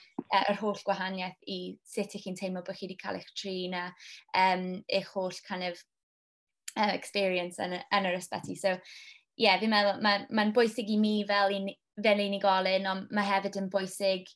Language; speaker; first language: Welsh; non-native, local second language; English